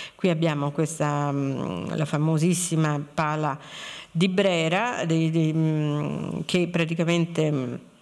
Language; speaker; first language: Italian; native; Italian